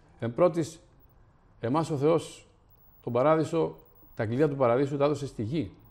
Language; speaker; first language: Greek; native; Greek